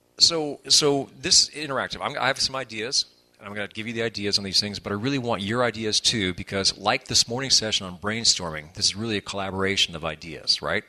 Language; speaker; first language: English; native; English